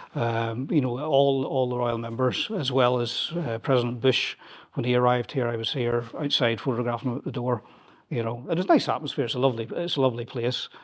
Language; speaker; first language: English; native; English